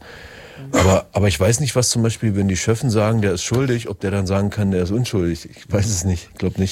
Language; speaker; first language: German; native; German